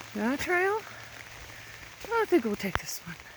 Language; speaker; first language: English; native; English